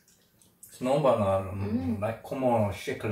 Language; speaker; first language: Portuguese; non-native, learner; Korean